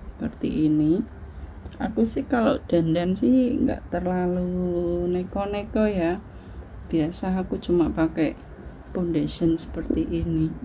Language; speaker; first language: Indonesian; non-native, local second language; Javanese